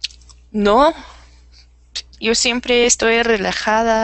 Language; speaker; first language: Spanish; non-native, learner; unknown